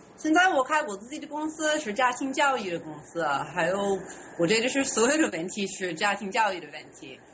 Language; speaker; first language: Chinese; non-native, learner; English